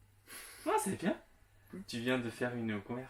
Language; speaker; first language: French; non-native, local second language; Chinese